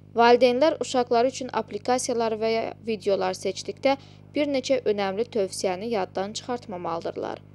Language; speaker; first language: Azerbaijani; non-native, local second language; Georgian